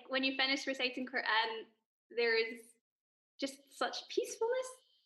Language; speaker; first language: English; native; English